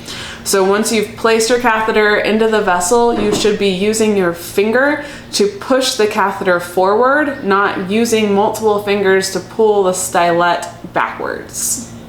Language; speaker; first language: English; native; English